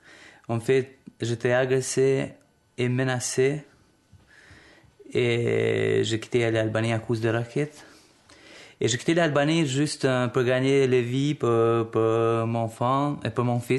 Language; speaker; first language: French; non-native, learner; Albanian